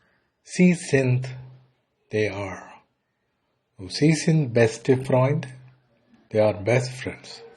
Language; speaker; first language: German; non-native, fluent; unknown